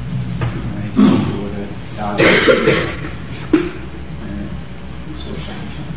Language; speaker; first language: Chinese; non-native, fluent; English